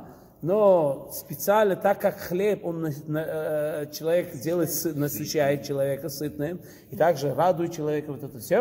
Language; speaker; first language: Russian; early bilingual, heritage; Russian